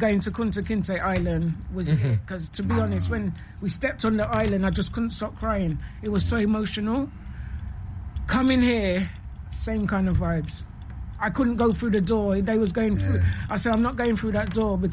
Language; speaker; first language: English; native; English